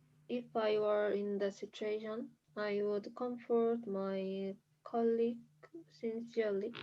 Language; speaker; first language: English; non-native, fluent; Korean